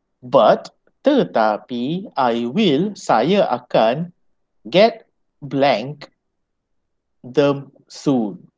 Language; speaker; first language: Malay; native; Malay